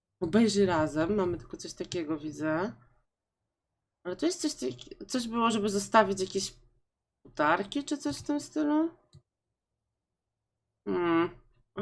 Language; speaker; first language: Polish; native; Polish